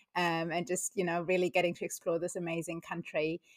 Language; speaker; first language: English; non-native, fluent; German